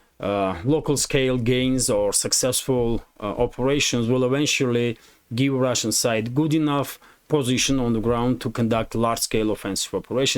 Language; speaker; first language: English; non-native, fluent; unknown